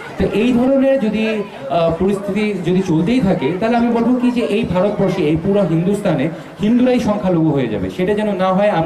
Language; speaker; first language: Bangla; early bilingual, heritage; Bangla